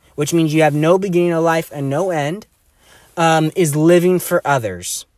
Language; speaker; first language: English; native; English